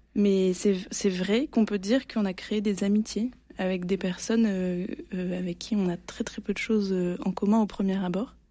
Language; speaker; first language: French; native; French